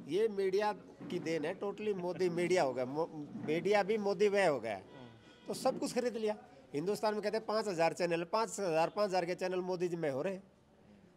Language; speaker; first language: Hindi; native; Hindi